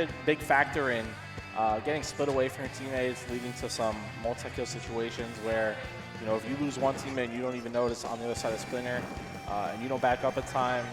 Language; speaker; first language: English; native; English